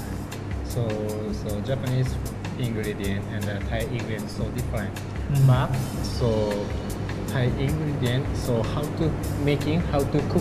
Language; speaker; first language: English; non-native, learner; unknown